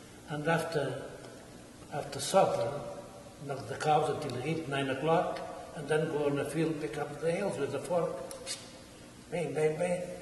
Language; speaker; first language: English; non-native, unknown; Portuguese